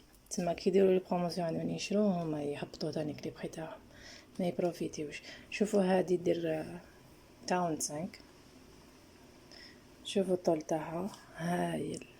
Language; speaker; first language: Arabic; native; Arabic